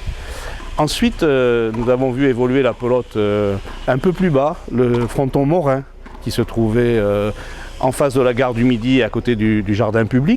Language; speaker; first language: French; native; French